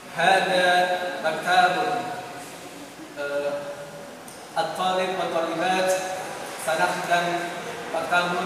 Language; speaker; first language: Arabic; non-native, learner; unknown